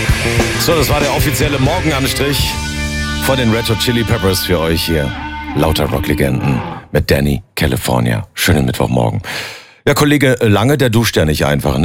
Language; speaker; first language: German; native; German